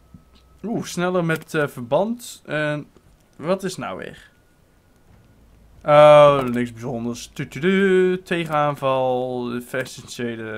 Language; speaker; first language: Dutch; native; Dutch